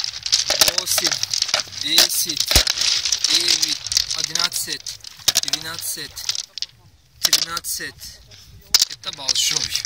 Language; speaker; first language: Russian; non-native, learner; Turkish